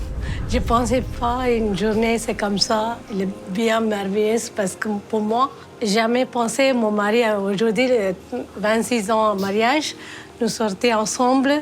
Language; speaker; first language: French; non-native, learner; Tamil